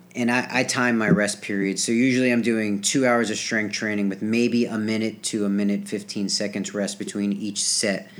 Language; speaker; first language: English; native; English